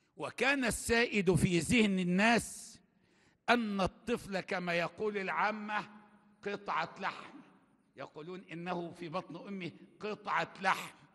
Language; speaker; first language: Arabic; native; Arabic